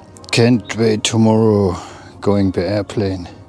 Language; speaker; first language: English; non-native, fluent; German